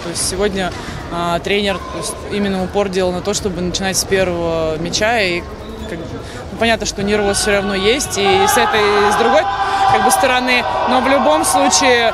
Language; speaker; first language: Russian; native; Russian